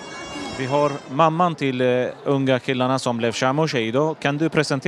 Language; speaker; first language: Swedish; non-native, local second language; Turoyo